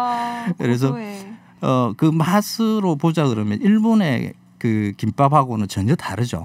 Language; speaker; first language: Korean; native; Korean